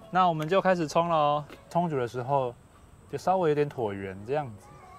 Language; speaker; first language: Chinese; native; Chinese